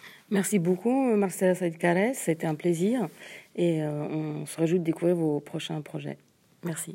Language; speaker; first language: French; native; French